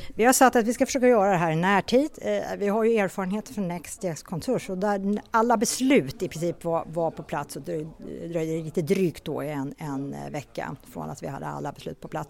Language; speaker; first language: Swedish; native; Swedish